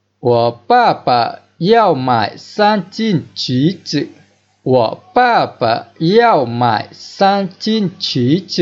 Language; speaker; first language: Chinese; non-native, fluent; Vietnamese